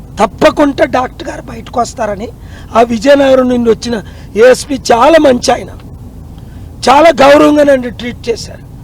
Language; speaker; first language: Telugu; native; Telugu